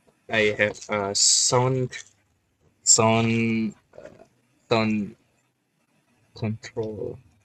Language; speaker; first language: English; non-native, learner; Indonesian